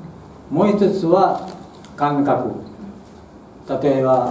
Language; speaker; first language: Japanese; non-native, fluent; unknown